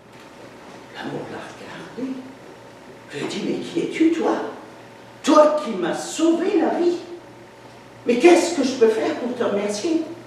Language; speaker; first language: French; native; French